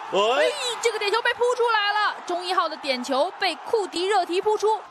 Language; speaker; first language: Chinese; native; Chinese